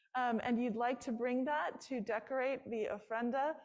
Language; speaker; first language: English; native; English